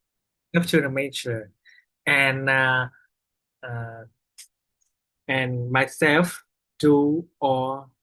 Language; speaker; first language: English; non-native, learner; Vietnamese